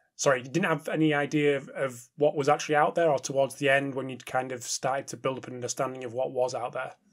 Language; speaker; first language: English; native; English